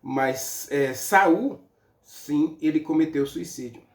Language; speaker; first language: Portuguese; native; Portuguese